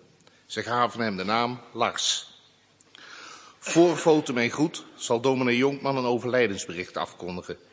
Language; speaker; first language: Dutch; native; Dutch